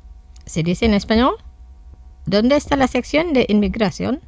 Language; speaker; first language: Spanish; non-native, fluent; Indonesian